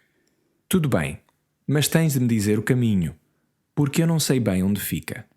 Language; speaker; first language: Portuguese; non-native, learner; English